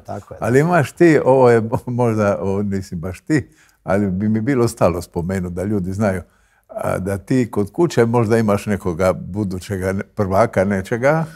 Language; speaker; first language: Croatian; native; Croatian